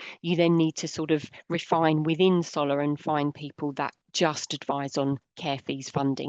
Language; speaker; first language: English; native; English